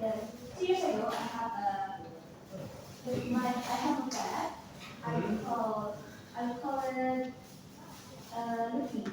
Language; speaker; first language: English; non-native, learner; Indonesian